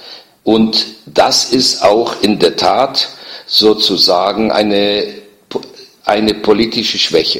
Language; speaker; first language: German; native; German